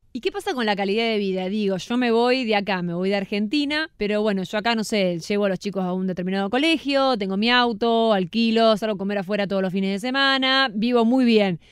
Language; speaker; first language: Spanish; native; Spanish